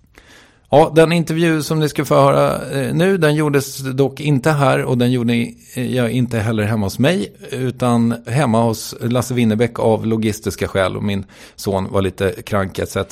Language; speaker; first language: Swedish; native; Swedish